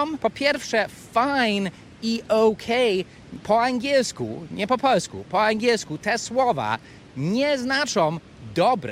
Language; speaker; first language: Polish; non-native, fluent; English